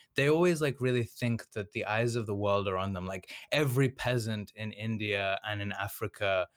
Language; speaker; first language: English; non-native, local second language; Serbian